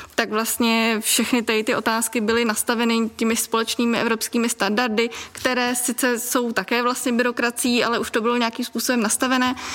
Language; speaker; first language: Czech; non-native, fluent; English